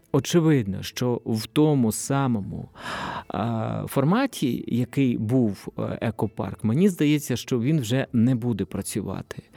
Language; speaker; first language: Ukrainian; native; Ukrainian